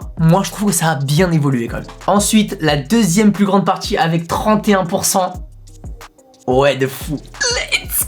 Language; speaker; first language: French; native; French